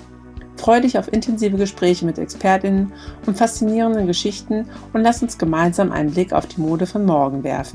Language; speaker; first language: German; native; German